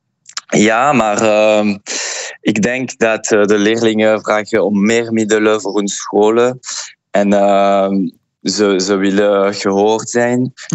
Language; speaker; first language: Dutch; non-native, fluent; French